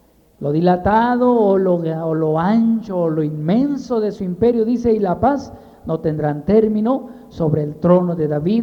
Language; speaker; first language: Spanish; native; Spanish